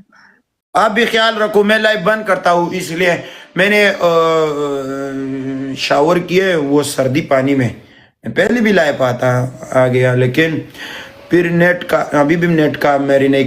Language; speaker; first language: Hindi; non-native, fluent; Pashto